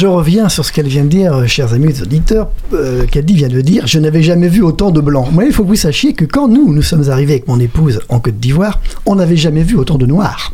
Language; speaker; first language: French; native; French